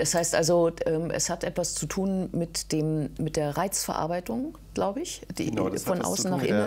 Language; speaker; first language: German; native; German